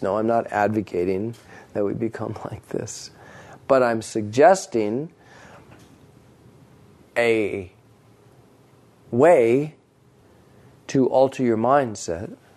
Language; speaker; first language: English; native; English